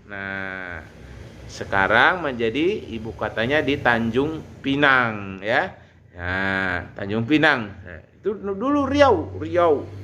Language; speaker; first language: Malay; native; Malay